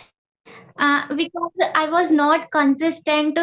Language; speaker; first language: English; non-native, learner; Hindi